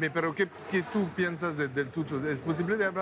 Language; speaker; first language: Spanish; non-native, learner; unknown